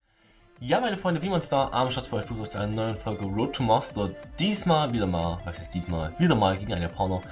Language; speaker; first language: German; native; German